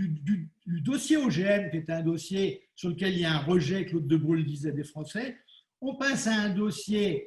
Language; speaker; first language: French; native; French